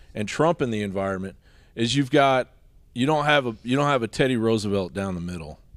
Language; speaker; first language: English; native; English